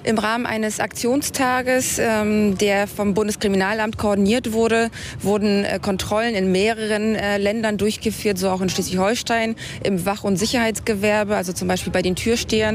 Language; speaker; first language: German; native; German